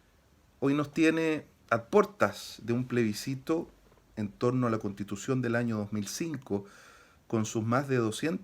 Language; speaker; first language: Spanish; native; Spanish